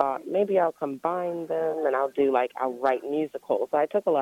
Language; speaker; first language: English; native; English